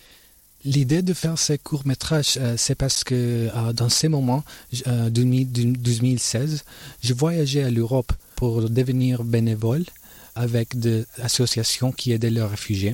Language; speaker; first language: French; non-native, learner; Spanish